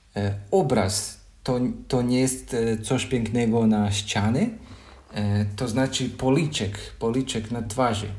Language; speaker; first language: Polish; non-native, learner; Croatian